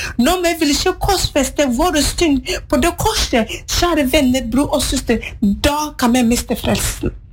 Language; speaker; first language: Norwegian; non-native, fluent; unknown